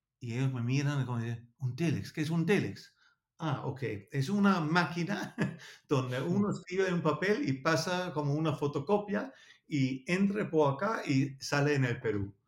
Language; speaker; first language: Spanish; non-native, learner; Danish